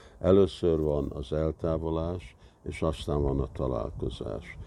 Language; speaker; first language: Hungarian; early bilingual, heritage; Hungarian